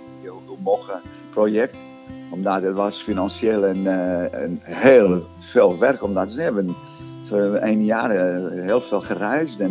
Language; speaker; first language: Dutch; non-native, fluent; Portuguese